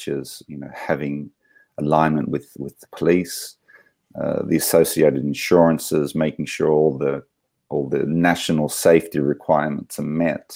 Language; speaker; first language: English; native; English